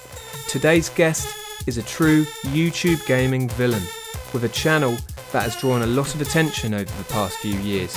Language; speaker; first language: English; native; English